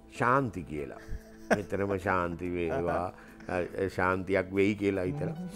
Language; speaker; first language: Sinhala; native; Sinhala